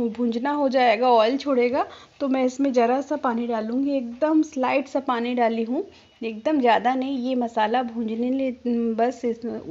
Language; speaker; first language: Hindi; non-native, local second language; Bangla